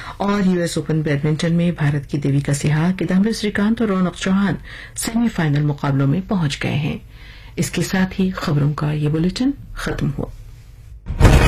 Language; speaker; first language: Urdu; native; Urdu